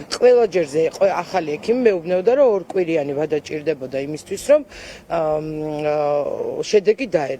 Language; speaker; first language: Georgian; native; Georgian